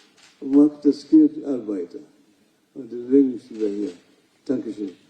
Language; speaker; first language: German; non-native, fluent; Luo (Kenya and Tanzania)